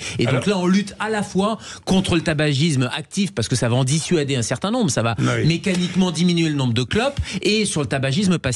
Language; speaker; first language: French; native; French